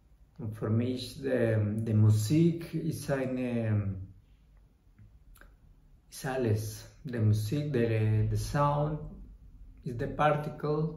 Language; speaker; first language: German; non-native, learner; Spanish